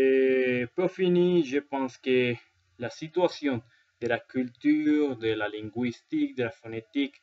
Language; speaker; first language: French; non-native, learner; Spanish